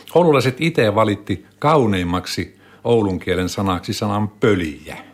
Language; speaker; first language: Finnish; native; Finnish